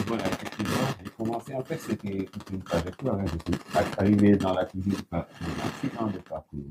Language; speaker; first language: French; non-native, local second language; Wolof